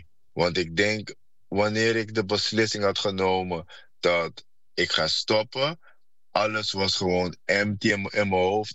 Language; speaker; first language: Dutch; non-native, fluent; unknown